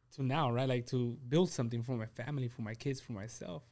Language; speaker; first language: English; early bilingual, other home language; Spanish